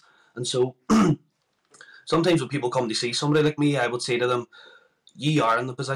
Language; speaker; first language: English; native; English